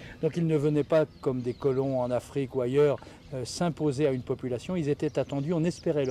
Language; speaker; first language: French; native; French